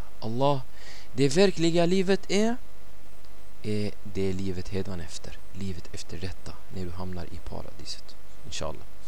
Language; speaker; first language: Swedish; non-native, fluent; Arabic